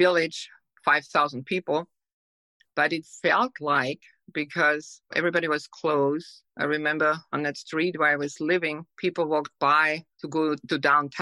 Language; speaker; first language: English; non-native, fluent; German